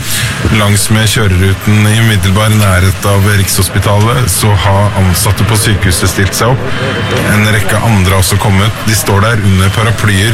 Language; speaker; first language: Norwegian; native; Norwegian